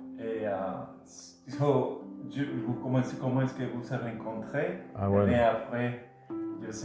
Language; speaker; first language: French; non-native, learner; Spanish